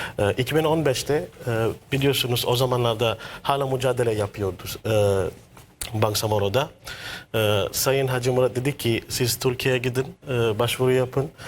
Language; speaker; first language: Turkish; non-native, learner; Maguindanaon